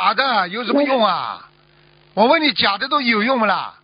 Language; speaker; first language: Chinese; native; Chinese